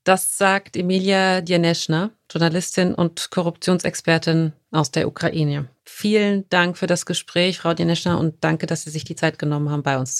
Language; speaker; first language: German; native; German